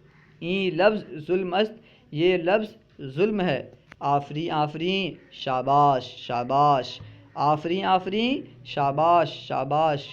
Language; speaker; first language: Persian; non-native, fluent; Urdu